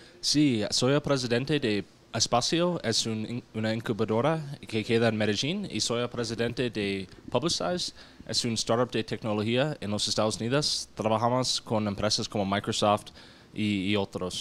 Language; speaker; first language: Spanish; non-native, learner; English